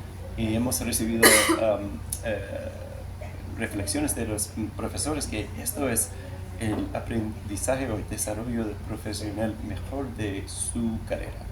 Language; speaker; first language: Spanish; non-native, learner; English